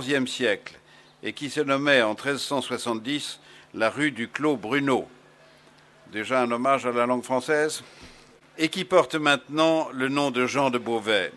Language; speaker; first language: French; native; French